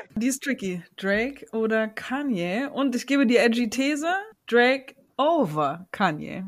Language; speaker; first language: German; native; German